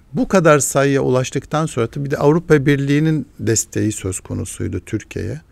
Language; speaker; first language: Turkish; early bilingual, heritage; Arabic